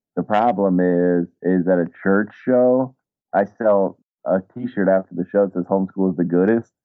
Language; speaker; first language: English; native; English